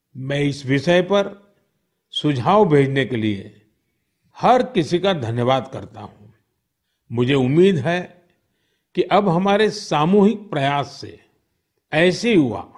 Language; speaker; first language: Hindi; non-native, local second language; Gujarati